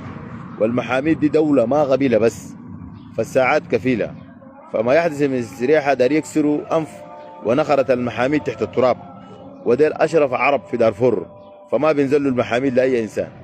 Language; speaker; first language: Arabic; native; Arabic